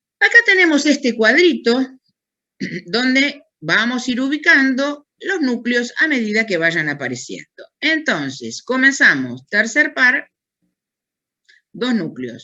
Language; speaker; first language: Spanish; native; Spanish